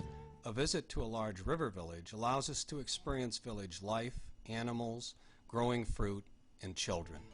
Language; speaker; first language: English; native; English